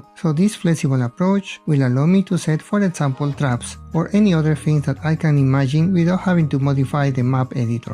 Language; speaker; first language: English; non-native, fluent; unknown